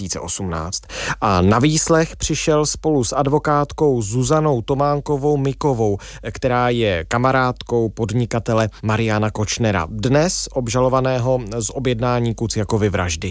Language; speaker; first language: Czech; native; Czech